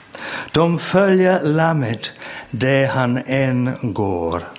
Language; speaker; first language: Swedish; non-native, fluent; English